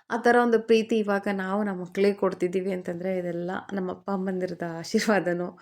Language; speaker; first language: Kannada; non-native, local second language; Telugu